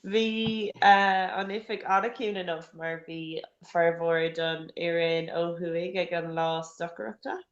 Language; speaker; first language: Irish; non-native, local second language; English